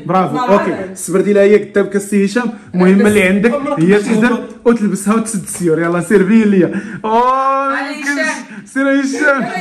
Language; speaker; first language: Arabic; native; Arabic